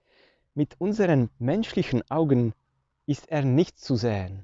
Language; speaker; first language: German; non-native, fluent; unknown